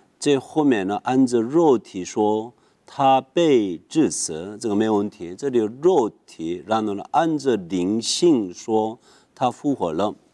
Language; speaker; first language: Chinese; non-native, fluent; Korean